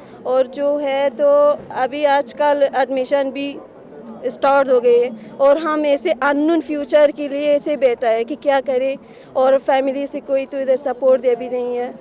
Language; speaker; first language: Hindi; non-native, learner; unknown